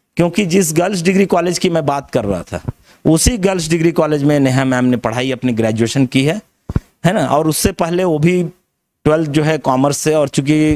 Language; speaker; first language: Hindi; native; Hindi